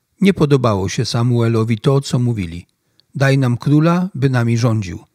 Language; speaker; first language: Polish; native; Polish